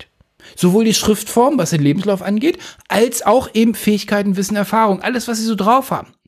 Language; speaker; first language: German; native; German